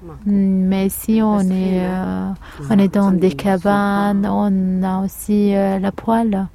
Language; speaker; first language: French; non-native, learner; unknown